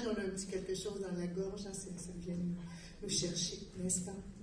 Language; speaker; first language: French; native; French